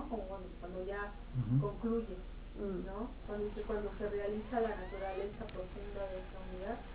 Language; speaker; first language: Spanish; native; Spanish